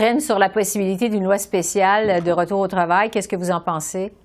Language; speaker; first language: French; native; French